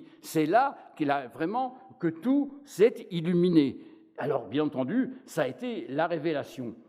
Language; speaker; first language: French; native; French